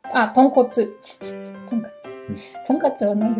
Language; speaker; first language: Japanese; non-native, learner; German